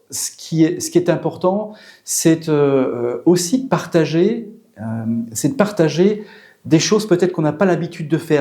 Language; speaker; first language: French; native; French